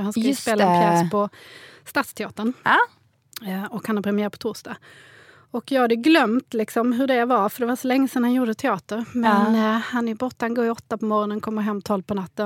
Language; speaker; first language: Swedish; native; Swedish